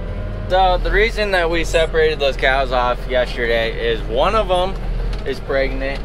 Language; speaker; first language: English; native; English